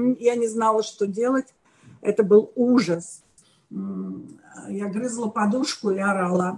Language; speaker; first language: Russian; native; Russian